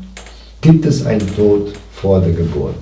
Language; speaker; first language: German; non-native, fluent; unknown